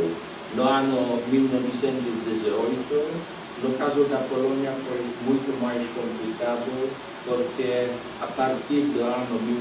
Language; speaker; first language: Portuguese; non-native, fluent; Polish